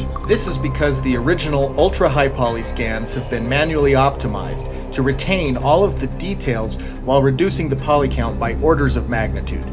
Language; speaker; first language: English; native; English